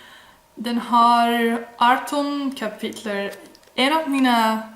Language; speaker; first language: Swedish; non-native, learner; Dutch